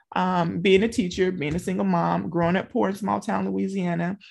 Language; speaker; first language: English; native; English